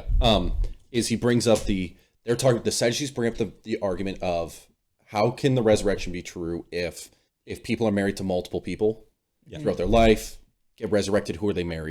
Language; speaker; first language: English; native; English